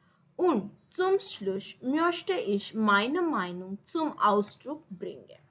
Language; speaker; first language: German; non-native, fluent; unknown